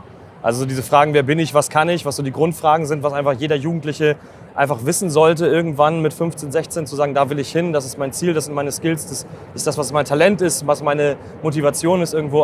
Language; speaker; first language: German; native; German